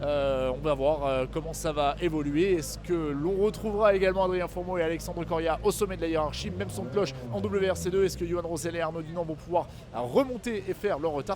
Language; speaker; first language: French; native; French